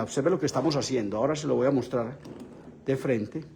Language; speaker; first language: Spanish; native; Spanish